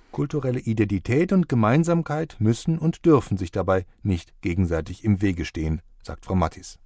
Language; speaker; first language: German; native; German